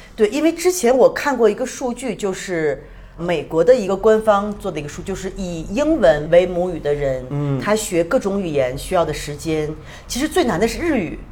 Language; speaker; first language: Chinese; native; Chinese